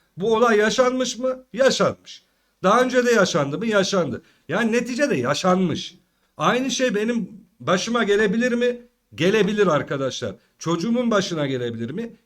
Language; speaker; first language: Turkish; early bilingual, heritage; Turkish